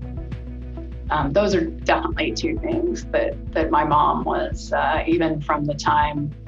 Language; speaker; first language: English; native; English